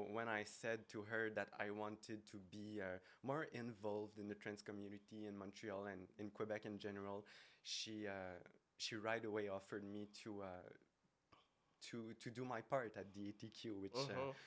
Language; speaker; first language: English; native; English